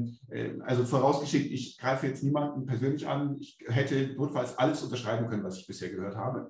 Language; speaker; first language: German; native; German